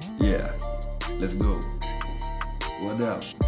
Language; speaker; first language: English; non-native, local second language; Malay